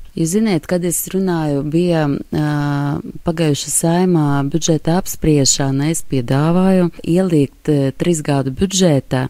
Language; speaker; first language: Latvian; non-native, local second language; Russian